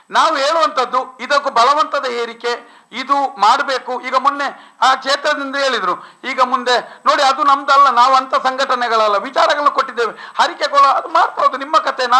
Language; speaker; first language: Kannada; non-native, local second language; Tulu